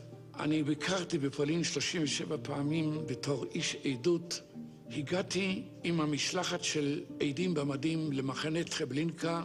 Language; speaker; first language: Hebrew; non-native, fluent; Yiddish